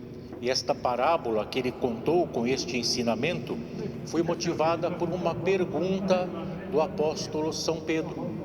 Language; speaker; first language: Portuguese; native; Portuguese